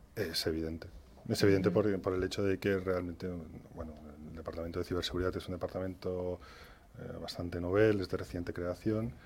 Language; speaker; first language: Spanish; native; Spanish